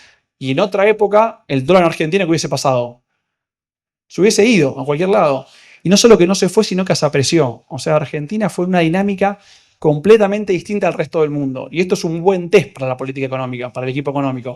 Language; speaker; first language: Spanish; native; Spanish